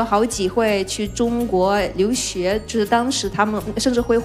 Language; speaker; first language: Chinese; non-native, fluent; Russian